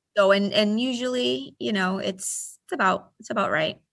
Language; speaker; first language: English; early bilingual, other home language; Spanish